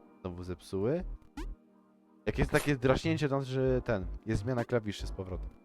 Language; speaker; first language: Polish; native; Polish